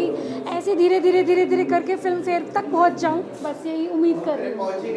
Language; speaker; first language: Hindi; native; Hindi